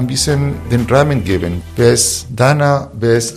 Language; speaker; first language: German; non-native, fluent; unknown